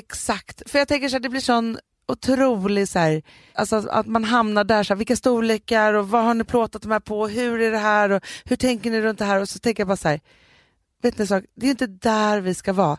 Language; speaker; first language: Swedish; native; Swedish